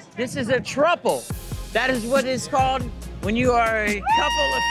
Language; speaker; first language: English; native; English